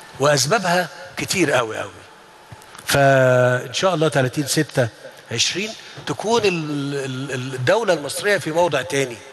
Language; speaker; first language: Arabic; native; Arabic